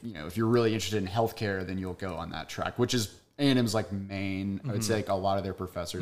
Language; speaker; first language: English; native; English